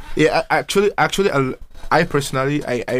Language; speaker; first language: English; non-native, local second language; Yoruba